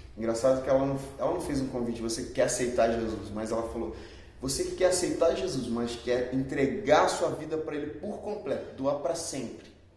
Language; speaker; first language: Portuguese; early bilingual, other home language; Spanish